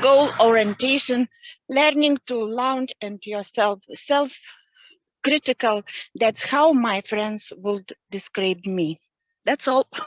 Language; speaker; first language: English; non-native, learner; Lithuanian